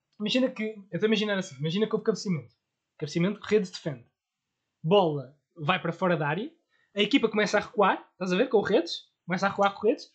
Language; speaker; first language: Portuguese; native; Portuguese